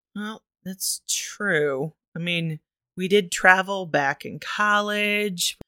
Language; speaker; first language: English; native; English